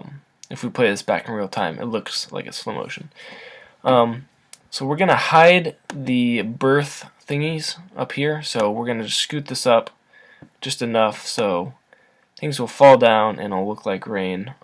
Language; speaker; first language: English; native; English